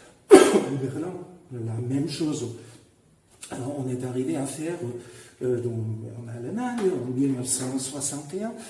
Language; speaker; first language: French; non-native, fluent; German